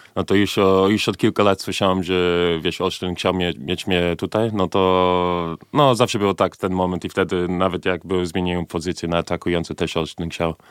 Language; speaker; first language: Polish; early bilingual, heritage; Polish